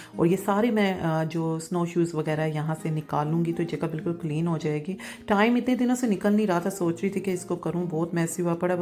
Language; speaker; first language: Urdu; native; Urdu